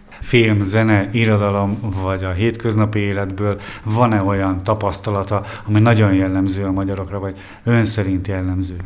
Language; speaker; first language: Hungarian; native; Hungarian